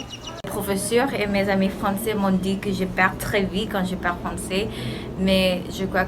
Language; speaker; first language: French; non-native, learner; English